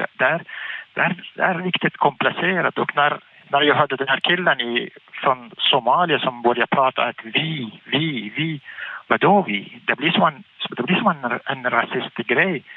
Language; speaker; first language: Swedish; non-native, fluent; Arabic